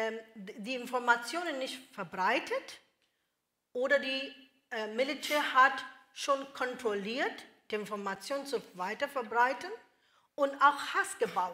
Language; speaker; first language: German; non-native, learner; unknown